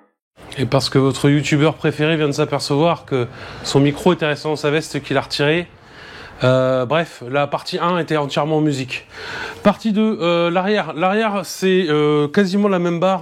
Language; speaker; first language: French; native; French